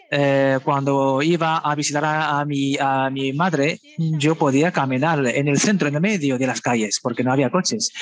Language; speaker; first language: Spanish; non-native, fluent; Chinese